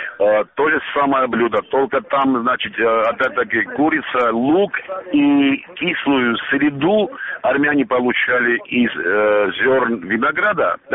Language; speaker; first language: Russian; non-native, local second language; Armenian